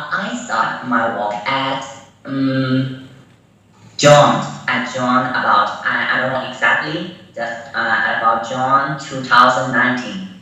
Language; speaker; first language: English; non-native, learner; Burmese